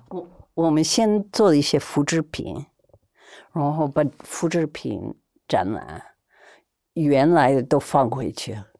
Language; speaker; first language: Chinese; non-native, fluent; English